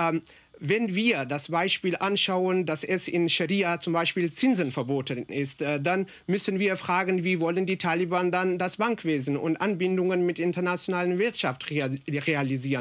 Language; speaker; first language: German; non-native, fluent; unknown